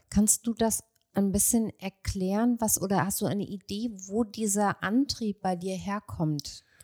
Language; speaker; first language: German; native; German